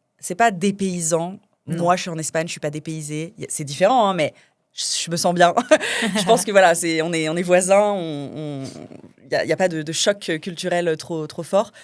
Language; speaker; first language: French; native; French